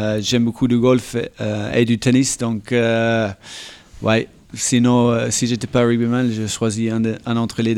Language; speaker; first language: French; non-native, fluent; English